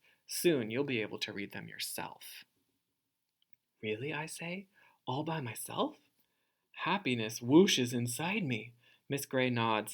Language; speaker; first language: English; native; English